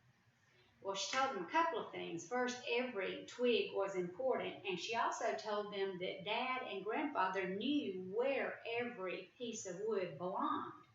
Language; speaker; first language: English; native; English